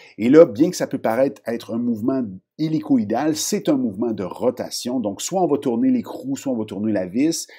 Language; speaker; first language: French; native; French